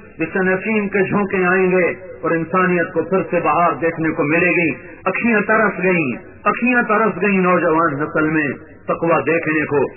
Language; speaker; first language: Urdu; non-native, local second language; Punjabi